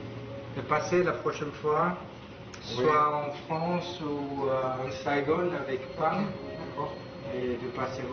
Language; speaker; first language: French; non-native, fluent; Chinese